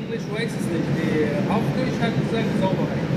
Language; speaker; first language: German; non-native, learner; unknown